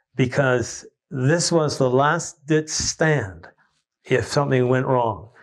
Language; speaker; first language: English; native; English